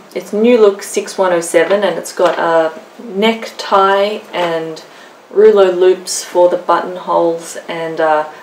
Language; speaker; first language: English; native; English